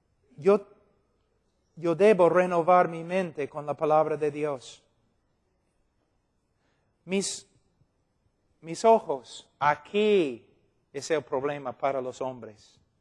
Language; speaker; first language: Spanish; non-native, fluent; English